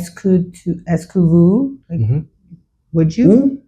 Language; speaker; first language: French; non-native, learner; English